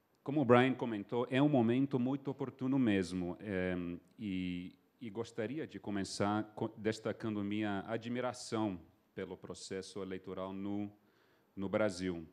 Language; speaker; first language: Portuguese; non-native, fluent; English